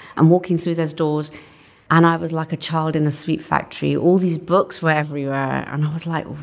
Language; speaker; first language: English; non-native, local second language; Punjabi